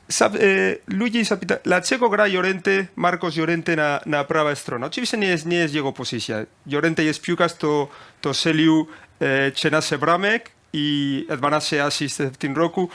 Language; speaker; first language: Polish; non-native, learner; Spanish